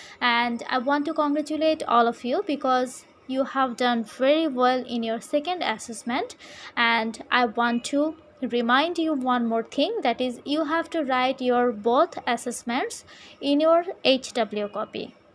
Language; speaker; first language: English; non-native, local second language; Bangla